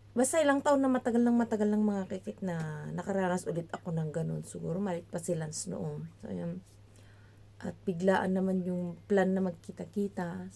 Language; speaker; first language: Filipino; native; Filipino